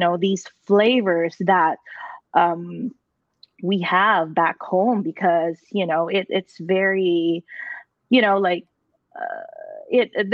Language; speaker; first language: English; non-native, local second language; Filipino